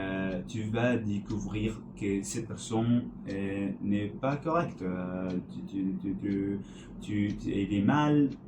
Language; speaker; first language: French; non-native, learner; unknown